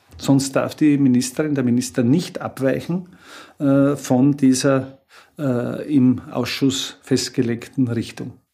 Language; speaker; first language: German; native; German